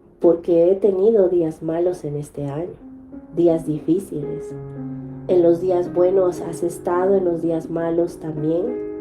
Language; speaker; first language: Spanish; native; Spanish